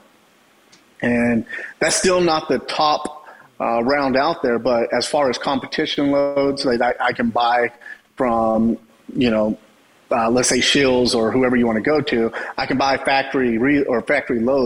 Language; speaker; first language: English; native; English